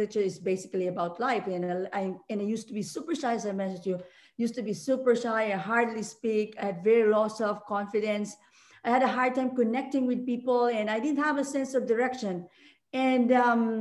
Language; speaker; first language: English; non-native, local second language; Filipino